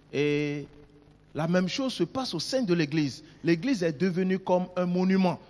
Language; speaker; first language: French; non-native, local second language; Ewe